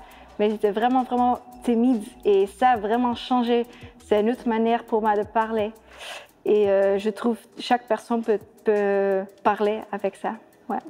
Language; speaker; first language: French; non-native, fluent; Dutch